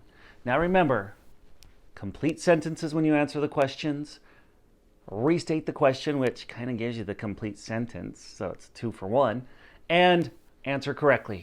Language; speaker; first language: English; native; English